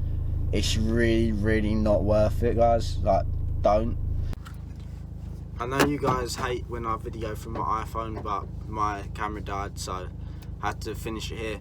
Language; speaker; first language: English; native; English